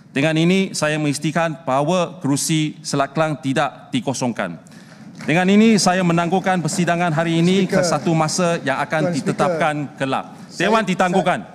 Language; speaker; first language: Malay; non-native, local second language; Chinese